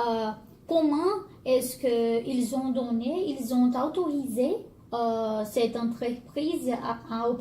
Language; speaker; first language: French; non-native, learner; Portuguese